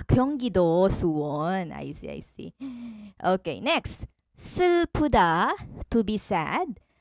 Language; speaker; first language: Korean; non-native, fluent; Filipino